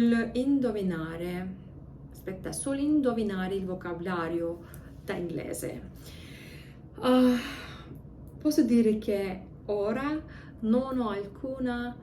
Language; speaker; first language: Italian; non-native, learner; English